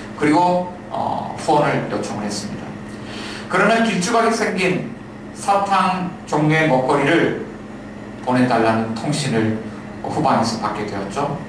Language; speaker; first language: Korean; native; Korean